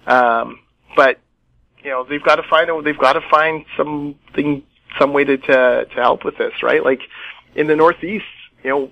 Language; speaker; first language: English; native; English